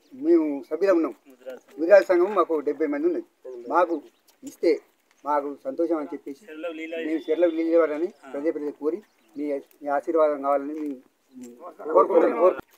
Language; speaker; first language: Telugu; native; Telugu